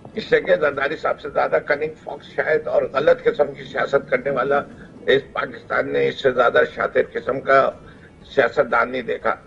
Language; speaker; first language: Urdu; native; Urdu